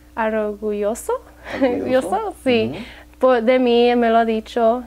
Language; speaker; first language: Spanish; early bilingual, heritage; Spanish